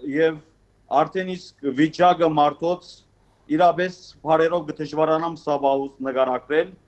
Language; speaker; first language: Armenian; early bilingual, heritage; Armenian